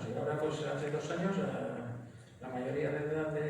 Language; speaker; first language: Spanish; native; Spanish